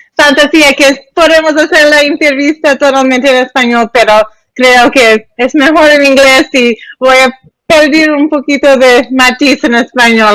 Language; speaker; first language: Spanish; non-native, learner; English